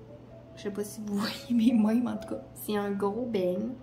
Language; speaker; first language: French; native; French